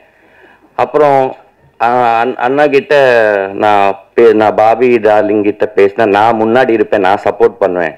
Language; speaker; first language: Tamil; non-native, learner; Telugu